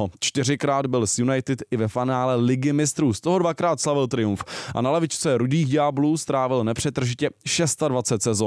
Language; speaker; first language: Czech; native; Czech